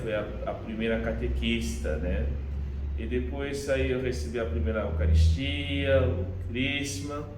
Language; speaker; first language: Portuguese; non-native, fluent; Haitian Creole